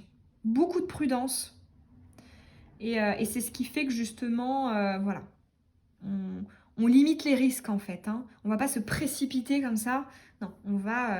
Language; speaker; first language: French; native; French